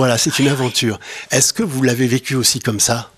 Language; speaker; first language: French; native; French